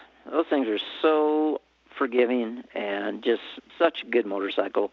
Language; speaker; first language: English; native; English